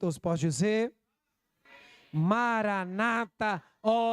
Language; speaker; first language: Portuguese; native; Portuguese